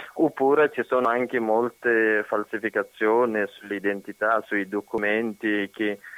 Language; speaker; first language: Italian; non-native, fluent; Persian